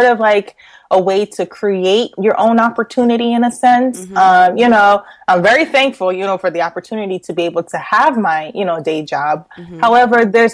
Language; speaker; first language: English; native; English